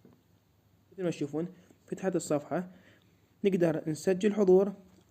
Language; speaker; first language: Arabic; native; Arabic